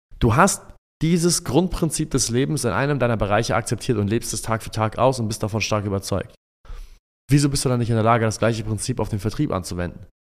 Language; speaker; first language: German; early bilingual, other home language; Arabic